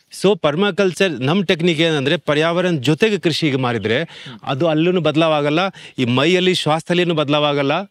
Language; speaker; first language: Kannada; non-native, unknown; Hindi